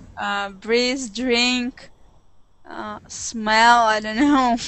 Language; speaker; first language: English; non-native, learner; Russian